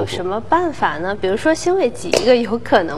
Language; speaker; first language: Chinese; native; Chinese